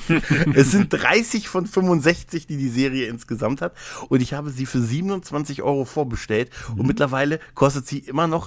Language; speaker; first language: German; native; German